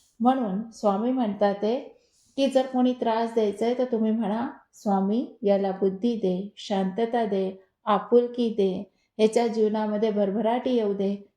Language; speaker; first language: Marathi; non-native, local second language; Hindi